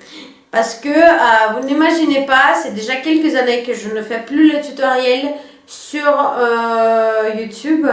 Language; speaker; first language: French; non-native, fluent; Russian